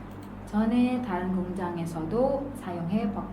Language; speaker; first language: Korean; non-native, fluent; Indonesian